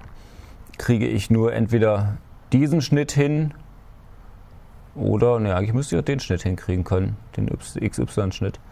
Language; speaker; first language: German; native; German